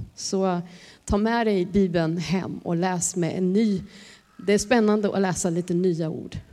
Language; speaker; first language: Swedish; native; Swedish